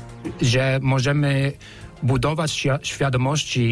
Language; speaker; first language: Polish; non-native, fluent; English